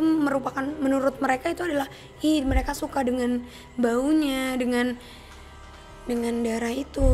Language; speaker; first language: Indonesian; native; Indonesian